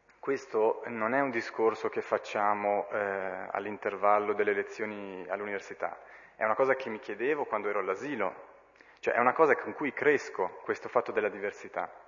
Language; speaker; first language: Italian; early bilingual, other home language; Arabic